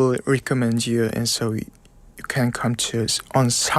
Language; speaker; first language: English; non-native, learner; Mongolian